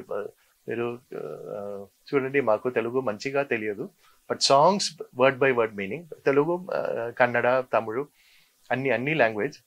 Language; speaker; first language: Telugu; non-native, learner; Malayalam